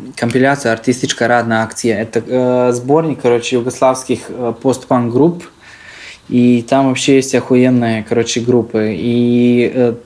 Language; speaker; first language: Russian; early bilingual, heritage; Serbian